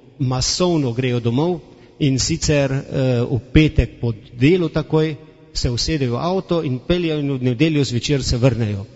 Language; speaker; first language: Slovenian; native; Slovenian